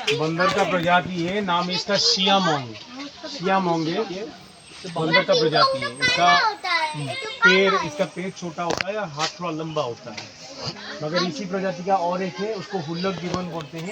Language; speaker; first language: Hindi; non-native, local second language; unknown